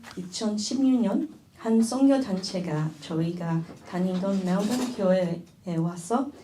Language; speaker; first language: Korean; early bilingual, other home language; Chinese